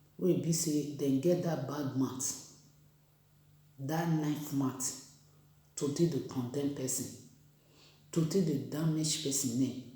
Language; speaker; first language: Nigerian Pidgin; non-native, local second language; Bini